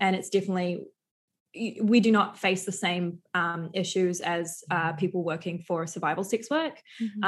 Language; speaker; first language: English; native; English